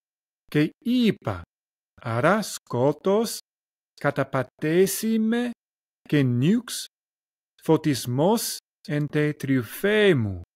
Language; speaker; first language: Greek; non-native, learner; English